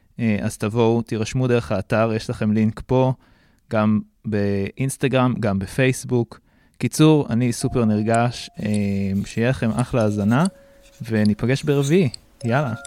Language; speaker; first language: Hebrew; native; Hebrew